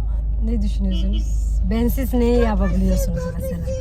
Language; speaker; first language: Turkish; non-native, fluent; Somali